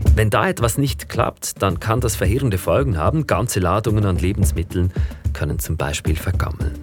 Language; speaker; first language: German; native; German